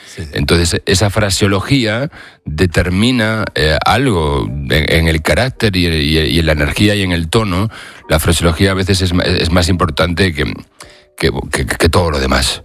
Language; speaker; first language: Spanish; native; Spanish